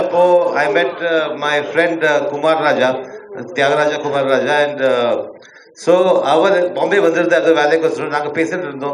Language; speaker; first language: Tamil; early bilingual, heritage; Tamil